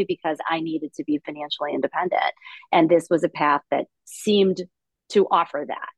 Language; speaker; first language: English; early bilingual, other home language; Russian